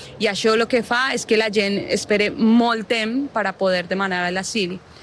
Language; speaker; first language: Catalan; non-native, learner; Spanish